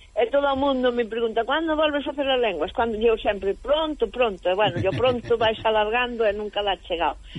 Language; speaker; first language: Galician; native; Galician